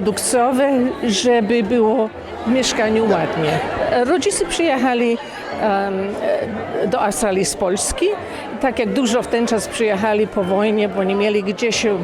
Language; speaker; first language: Polish; early bilingual, heritage; Polish